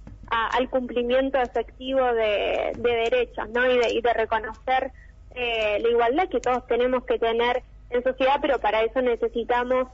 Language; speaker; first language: Spanish; native; Spanish